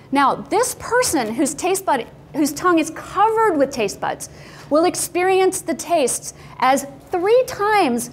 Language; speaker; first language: English; native; English